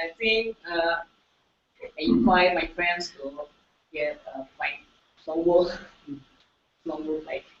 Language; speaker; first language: English; non-native, learner; Indonesian